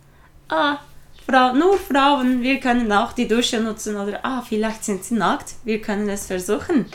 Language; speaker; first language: German; non-native, fluent; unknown